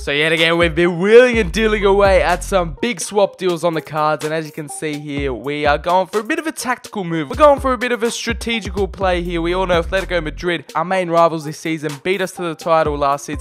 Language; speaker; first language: English; native; English